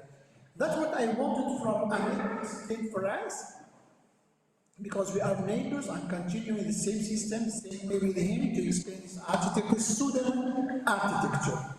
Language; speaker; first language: English; non-native, learner; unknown